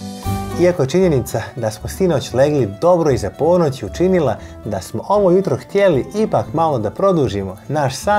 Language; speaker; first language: Croatian; native; Croatian